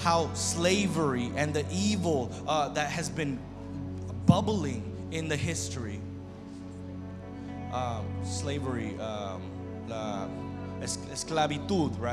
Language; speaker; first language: English; early bilingual, other home language; Spanish